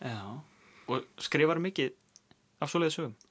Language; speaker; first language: Icelandic; native; Icelandic